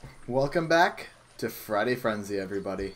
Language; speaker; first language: English; native; English